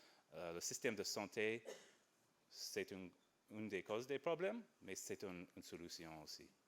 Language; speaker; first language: French; non-native, fluent; English